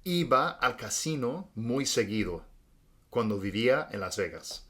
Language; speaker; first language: Spanish; non-native, fluent; English